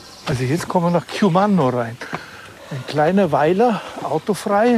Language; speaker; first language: German; native; German